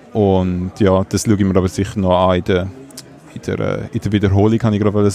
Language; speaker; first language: German; native; German